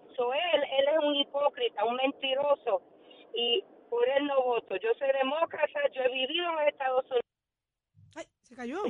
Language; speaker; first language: Spanish; early bilingual, heritage; Spanish